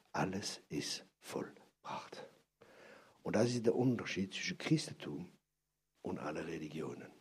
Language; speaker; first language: German; non-native, fluent; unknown